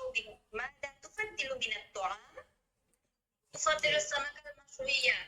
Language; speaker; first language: Arabic; non-native, learner; Bangla